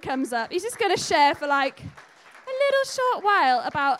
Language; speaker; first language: English; native; English